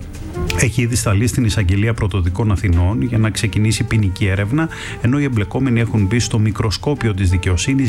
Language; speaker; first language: Greek; native; Greek